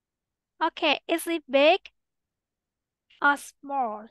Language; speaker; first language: English; non-native, fluent; Vietnamese